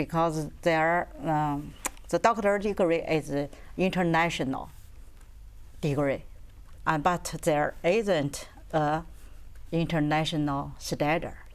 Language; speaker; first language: English; non-native, learner; Chinese